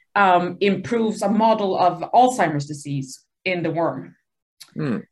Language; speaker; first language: English; early bilingual, other home language; Spanish